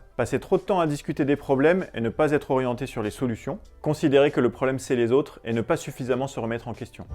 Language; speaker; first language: French; native; French